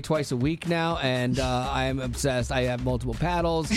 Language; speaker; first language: English; native; English